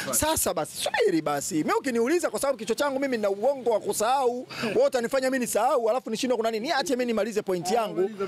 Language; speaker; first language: Swahili; native; Swahili